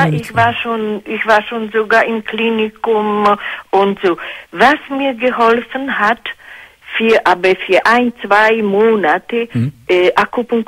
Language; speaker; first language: German; non-native, fluent; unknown